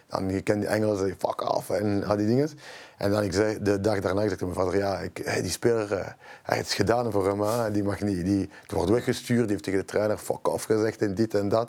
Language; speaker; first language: Dutch; non-native, local second language; French